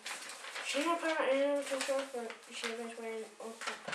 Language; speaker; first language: French; non-native, learner; English